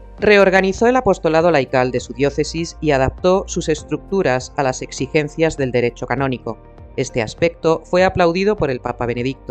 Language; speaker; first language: Spanish; native; Spanish